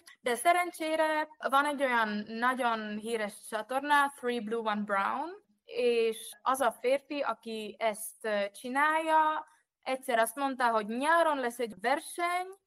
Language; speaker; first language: Hungarian; non-native, fluent; Czech